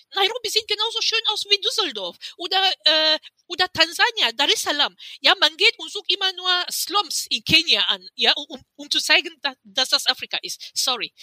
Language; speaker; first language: German; non-native, fluent; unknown